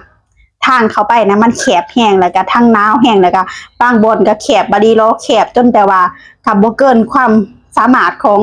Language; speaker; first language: Thai; non-native, local second language; Lao